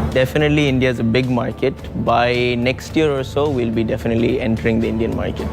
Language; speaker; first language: English; early bilingual, other home language; Malayalam